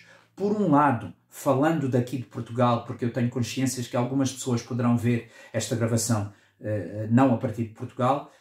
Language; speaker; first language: Portuguese; native; Portuguese